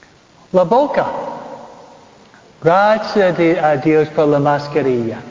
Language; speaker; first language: Spanish; non-native, fluent; English